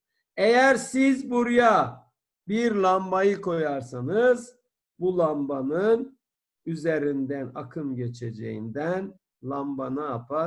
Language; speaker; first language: Turkish; native; Turkish